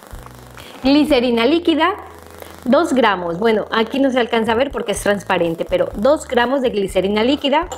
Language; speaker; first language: Spanish; native; Spanish